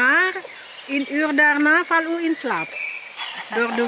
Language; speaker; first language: Dutch; non-native, learner; Indonesian